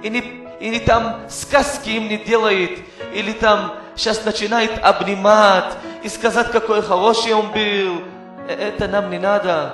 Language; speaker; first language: Russian; non-native, learner; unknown